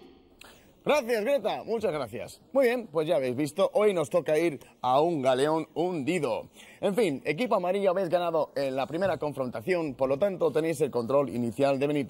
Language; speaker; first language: Spanish; native; Spanish